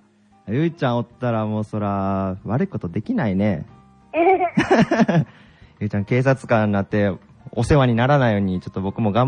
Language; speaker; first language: Japanese; native; Japanese